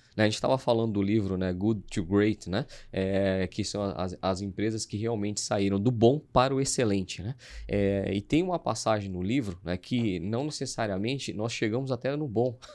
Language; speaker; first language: Portuguese; native; Portuguese